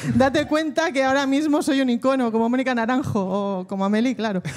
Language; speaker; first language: Spanish; native; Spanish